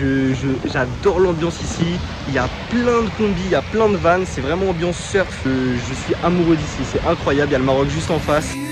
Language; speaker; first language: French; native; French